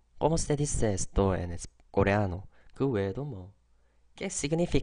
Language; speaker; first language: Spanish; non-native, fluent; Korean